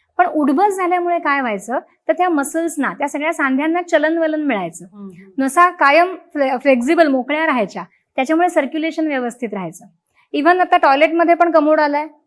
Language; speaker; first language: Marathi; native; Marathi